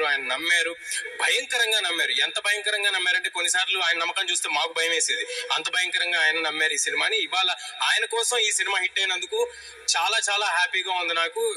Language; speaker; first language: Telugu; native; Telugu